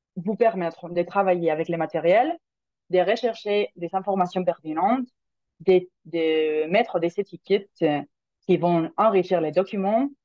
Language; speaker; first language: French; non-native, fluent; Spanish